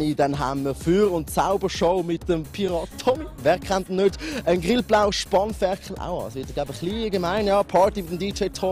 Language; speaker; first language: German; native; German